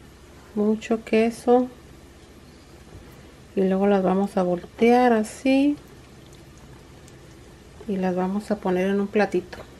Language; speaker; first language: Spanish; native; Spanish